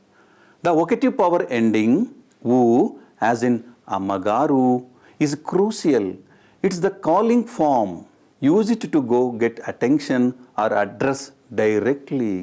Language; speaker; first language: English; non-native, local second language; Telugu